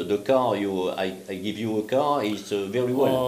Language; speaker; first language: English; non-native, learner; French